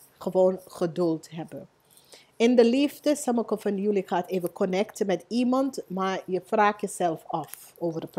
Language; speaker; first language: Dutch; non-native, learner; English